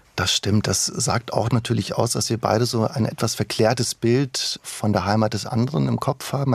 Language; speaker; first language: German; early bilingual, other home language; Bosnian